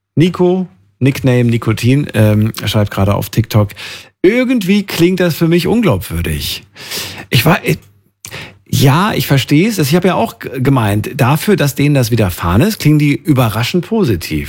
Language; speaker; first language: German; native; German